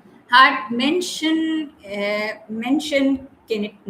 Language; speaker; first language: German; non-native, learner; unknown